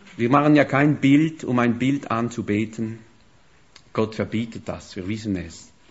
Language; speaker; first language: German; non-native, fluent; French